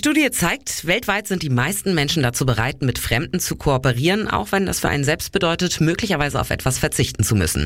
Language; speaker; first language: German; native; German